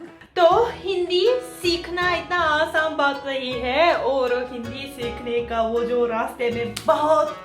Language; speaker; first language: Hindi; non-native, fluent; Japanese